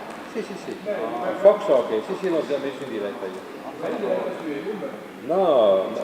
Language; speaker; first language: Italian; native; Italian